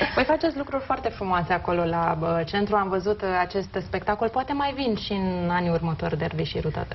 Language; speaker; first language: Romanian; native; Romanian